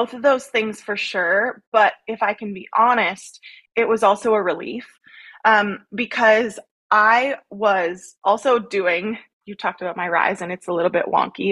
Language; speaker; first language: English; native; English